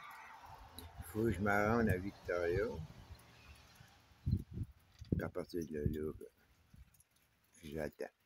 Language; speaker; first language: French; native; French